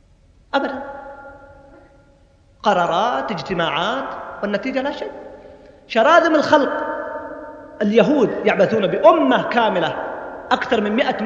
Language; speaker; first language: Arabic; native; Arabic